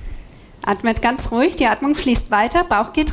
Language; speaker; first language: German; native; German